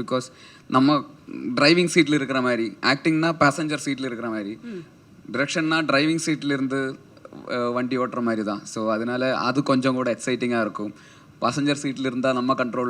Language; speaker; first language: Tamil; non-native, learner; Malayalam